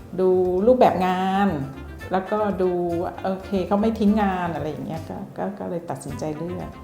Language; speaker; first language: Thai; native; Thai